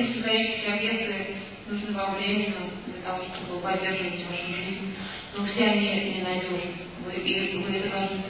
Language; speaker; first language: Russian; native; Russian